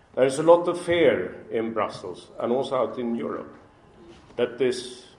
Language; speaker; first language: English; non-native, fluent; Swedish